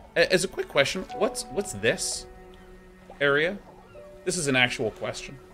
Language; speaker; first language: English; native; English